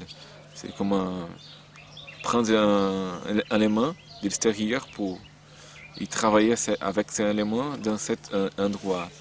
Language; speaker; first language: French; non-native, learner; Portuguese